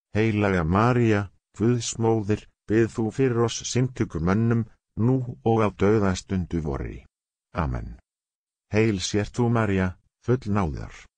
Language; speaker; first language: Icelandic; non-native, learner; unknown